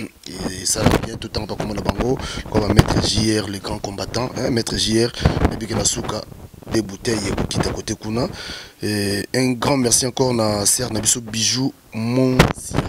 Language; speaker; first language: French; non-native, local second language; Lingala